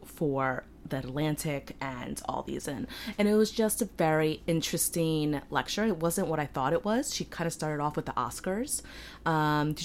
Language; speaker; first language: English; early bilingual, other home language; Polish